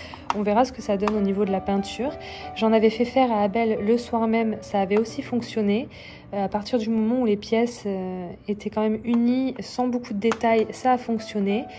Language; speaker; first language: French; native; French